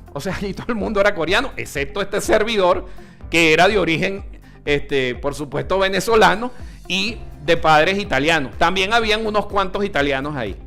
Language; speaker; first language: Spanish; early bilingual, other home language; Italian